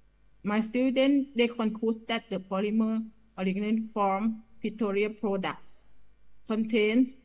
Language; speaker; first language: English; non-native, learner; Thai